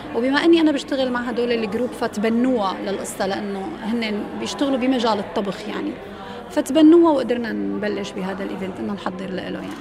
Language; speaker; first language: Arabic; native; Arabic